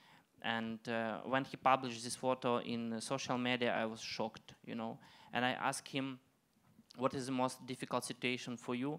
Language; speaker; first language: English; non-native, learner; Ukrainian